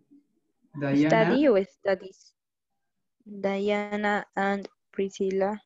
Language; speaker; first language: English; non-native, learner; Spanish